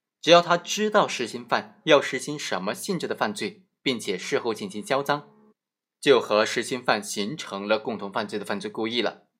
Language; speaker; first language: Chinese; native; Chinese